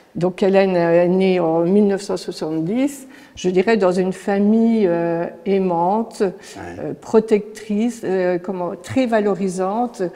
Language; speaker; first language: French; native; French